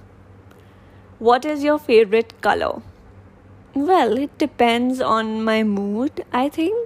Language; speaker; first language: English; non-native, local second language; Hindi